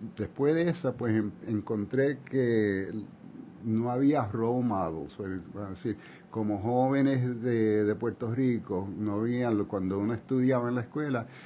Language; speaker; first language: Spanish; early bilingual, heritage; Spanish